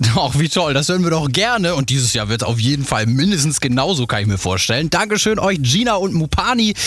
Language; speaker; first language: German; native; German